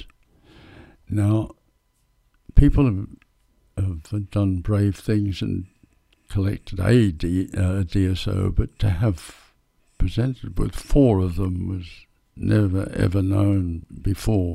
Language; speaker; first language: English; native; English